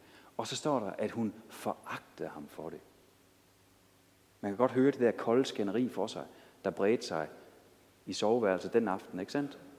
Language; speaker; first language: Danish; native; Danish